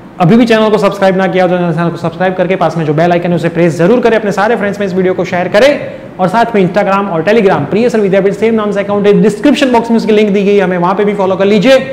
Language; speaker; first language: Hindi; non-native, local second language; Gujarati